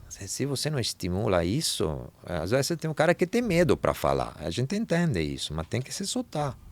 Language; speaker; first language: Portuguese; non-native, fluent; Italian